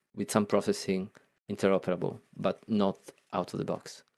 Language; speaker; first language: English; non-native, fluent; Italian